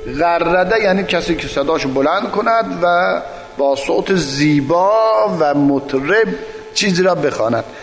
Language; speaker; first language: Persian; non-native, local second language; Azerbaijani